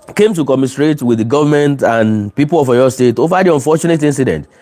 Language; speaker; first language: English; non-native, local second language; Yoruba